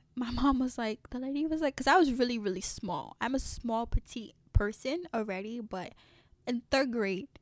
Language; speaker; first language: English; early bilingual, other home language; French